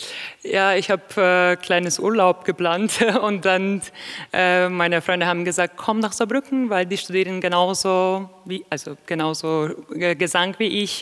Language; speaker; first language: German; non-native, fluent; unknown